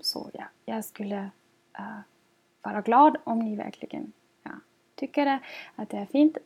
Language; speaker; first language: Swedish; non-native, fluent; German